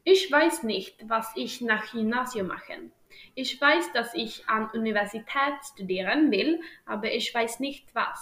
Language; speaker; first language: German; non-native, learner; Swedish